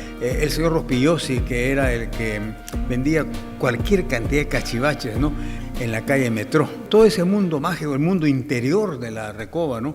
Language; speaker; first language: Spanish; native; Spanish